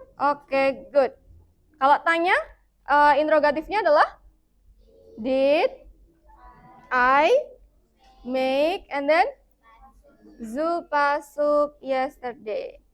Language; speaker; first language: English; non-native, fluent; Indonesian